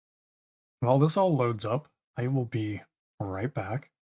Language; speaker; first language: English; native; English